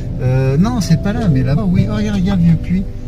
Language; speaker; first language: French; native; French